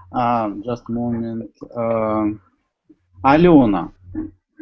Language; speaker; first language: English; non-native, learner; Russian